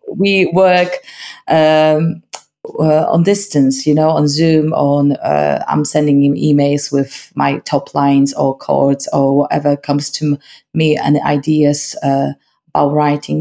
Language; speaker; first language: English; non-native, fluent; Polish